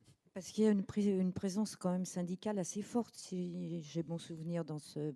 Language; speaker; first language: French; native; French